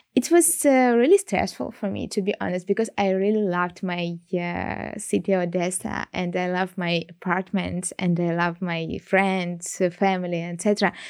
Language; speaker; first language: English; non-native, fluent; Ukrainian